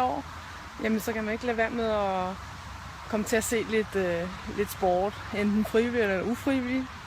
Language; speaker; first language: Danish; native; Danish